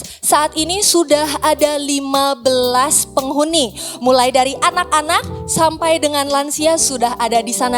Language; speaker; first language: Indonesian; native; Indonesian